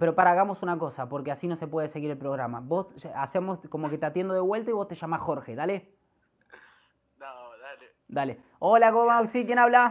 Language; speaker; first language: Spanish; native; Spanish